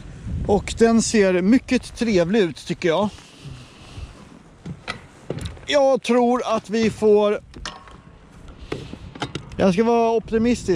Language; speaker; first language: Swedish; native; Swedish